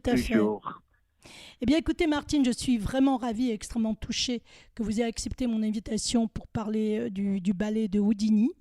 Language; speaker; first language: French; native; French